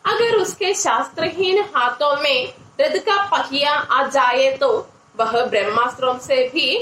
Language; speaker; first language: Hindi; non-native, local second language; Malayalam